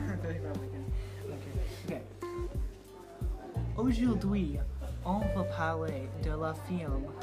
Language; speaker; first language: French; non-native, learner; English